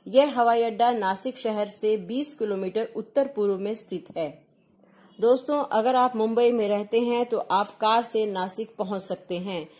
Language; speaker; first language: Hindi; non-native, local second language; Marathi